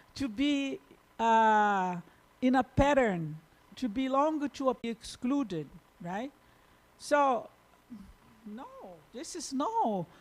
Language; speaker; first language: English; non-native, fluent; Portuguese